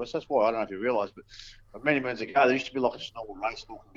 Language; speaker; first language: English; native; English